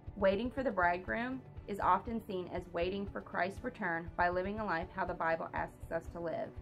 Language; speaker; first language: English; native; English